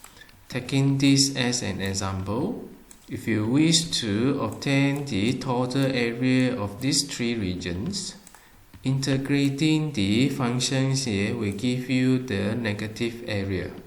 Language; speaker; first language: English; non-native, fluent; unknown